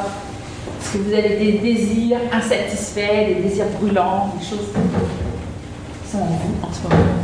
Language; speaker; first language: French; native; French